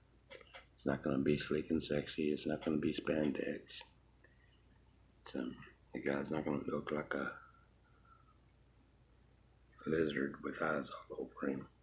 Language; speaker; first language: English; native; English